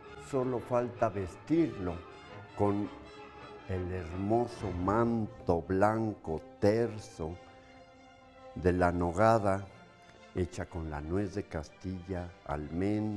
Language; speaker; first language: Spanish; native; Spanish